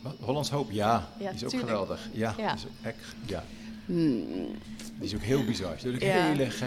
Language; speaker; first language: Dutch; native; Dutch